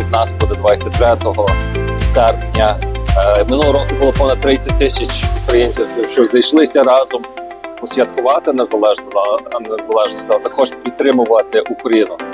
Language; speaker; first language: Ukrainian; early bilingual, heritage; Ukrainian